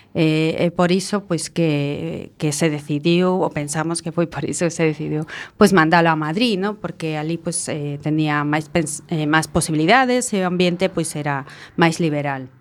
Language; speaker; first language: Galician; non-native, local second language; Spanish